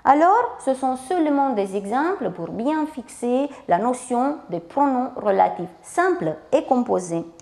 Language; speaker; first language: French; non-native, fluent; Romanian